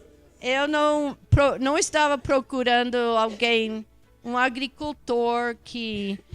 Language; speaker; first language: Portuguese; non-native, fluent; English